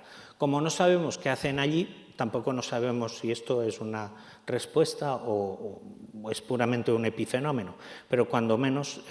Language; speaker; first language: Spanish; native; Spanish